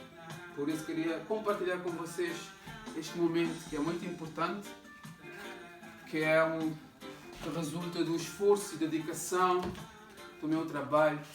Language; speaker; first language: Portuguese; non-native, local second language; Kabuverdianu